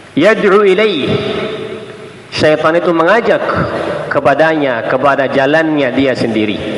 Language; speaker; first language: Indonesian; non-native, fluent; Arabic